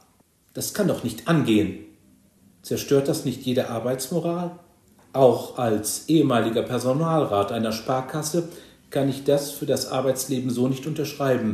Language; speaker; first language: German; native; German